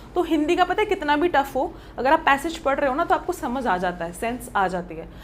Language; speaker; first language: Hindi; native; Hindi